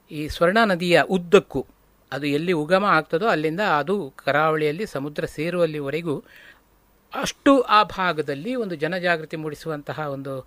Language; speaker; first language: Kannada; native; Kannada